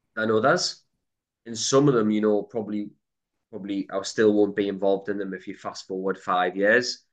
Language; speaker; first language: English; native; English